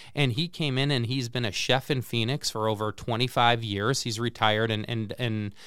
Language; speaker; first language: English; native; English